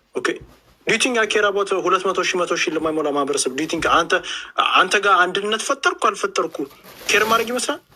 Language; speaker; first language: Amharic; native; Amharic